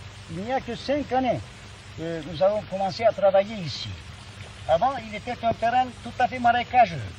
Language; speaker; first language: French; non-native, fluent; Turkish